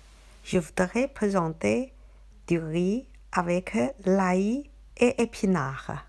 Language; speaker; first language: French; non-native, learner; Chinese